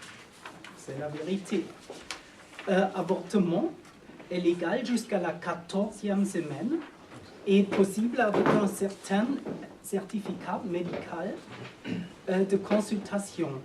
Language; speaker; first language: French; non-native, learner; German